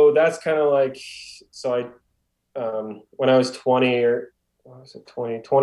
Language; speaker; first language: English; native; English